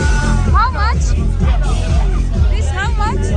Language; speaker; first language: English; non-native, learner; Turkmen